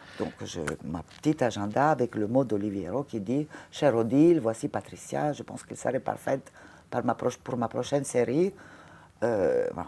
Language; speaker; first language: French; non-native, fluent; Italian